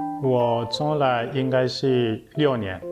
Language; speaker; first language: Chinese; non-native, fluent; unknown